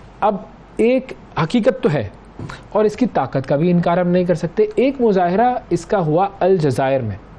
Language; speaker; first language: Urdu; native; Urdu